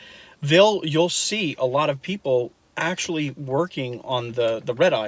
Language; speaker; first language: English; native; English